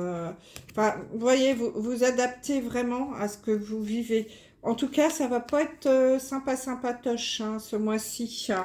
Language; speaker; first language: French; native; French